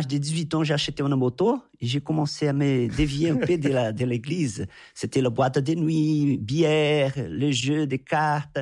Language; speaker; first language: French; non-native, fluent; Portuguese